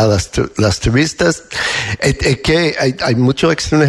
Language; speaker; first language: Spanish; non-native, learner; English